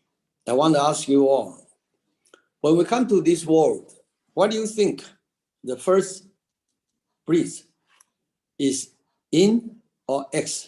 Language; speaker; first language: English; non-native, local second language; Chinese